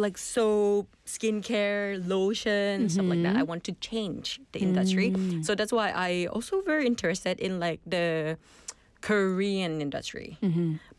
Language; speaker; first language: English; non-native, fluent; Thai